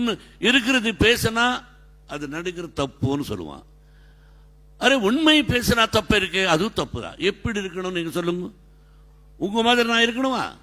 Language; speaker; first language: Tamil; non-native, learner; Telugu